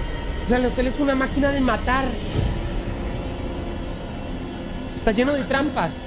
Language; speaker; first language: Spanish; native; Spanish